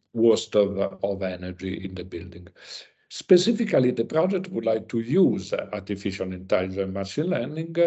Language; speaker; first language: English; non-native, learner; Italian